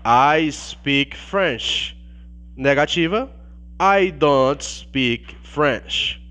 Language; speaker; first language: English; non-native, learner; Portuguese